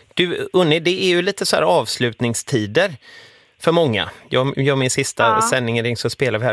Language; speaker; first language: Swedish; native; Swedish